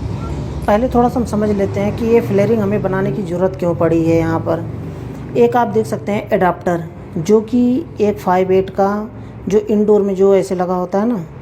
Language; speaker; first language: Hindi; native; Hindi